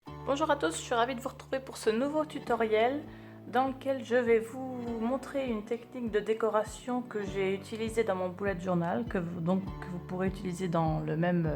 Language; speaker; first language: French; native; French